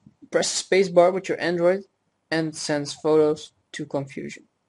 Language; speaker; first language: English; native; English